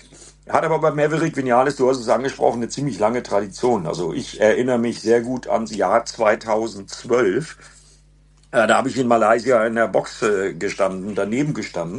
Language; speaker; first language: German; native; German